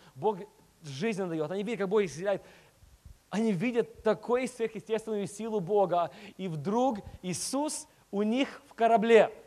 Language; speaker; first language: Russian; early bilingual, heritage; Russian